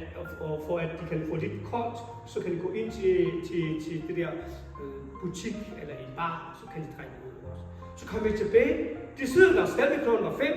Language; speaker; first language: Danish; non-native, fluent; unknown